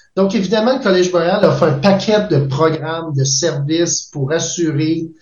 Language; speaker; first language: French; native; French